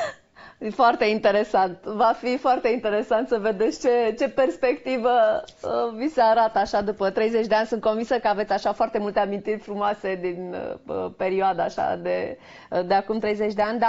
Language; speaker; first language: Romanian; native; Romanian